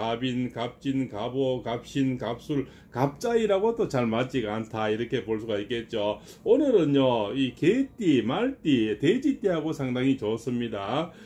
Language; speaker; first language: Korean; native; Korean